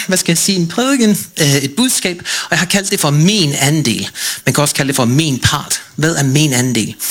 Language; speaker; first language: Danish; non-native, fluent; English